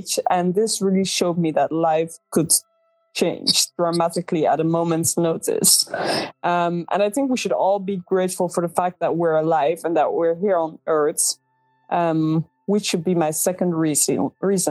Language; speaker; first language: English; non-native, fluent; Dutch